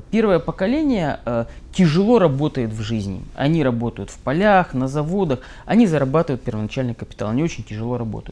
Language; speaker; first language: Russian; native; Russian